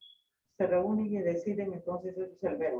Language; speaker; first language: Spanish; native; Spanish